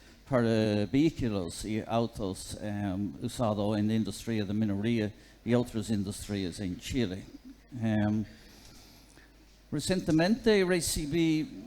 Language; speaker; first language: Spanish; non-native, fluent; English